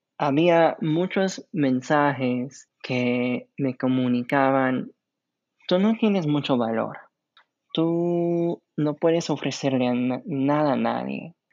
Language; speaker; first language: Spanish; non-native, fluent; English